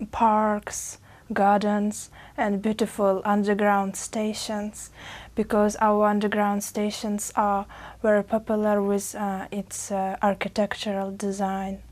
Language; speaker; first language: English; non-native, learner; Uzbek